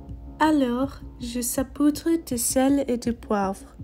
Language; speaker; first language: French; non-native, learner; English